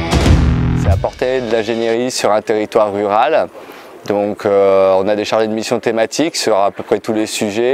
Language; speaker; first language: French; native; French